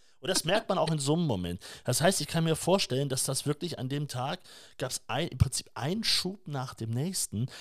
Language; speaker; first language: German; native; German